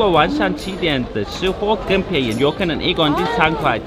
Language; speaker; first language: Chinese; non-native, learner; Turkish